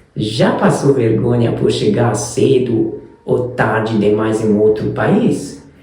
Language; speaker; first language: Portuguese; non-native, fluent; Hungarian